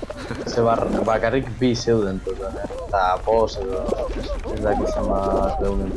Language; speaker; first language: Basque; non-native, local second language; Spanish